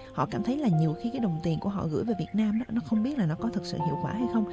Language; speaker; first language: Vietnamese; native; Vietnamese